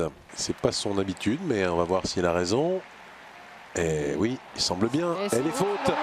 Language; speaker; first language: French; native; French